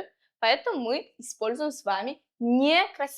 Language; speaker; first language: Russian; non-native, local second language; Uzbek